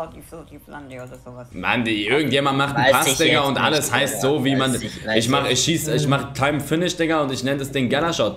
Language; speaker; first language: German; native; German